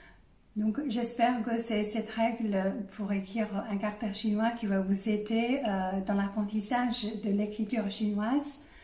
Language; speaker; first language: French; non-native, fluent; Chinese